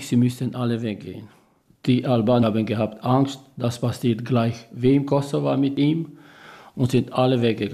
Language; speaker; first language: German; non-native, learner; Albanian